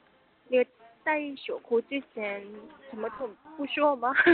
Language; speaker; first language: Chinese; non-native, learner; Korean